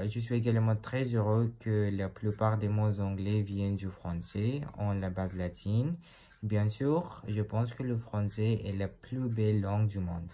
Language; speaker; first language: French; non-native, learner; Uzbek